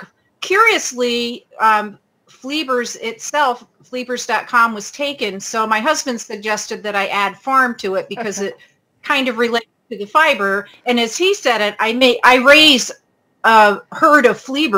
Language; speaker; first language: English; native; English